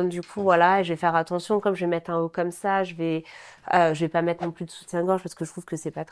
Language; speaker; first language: French; native; French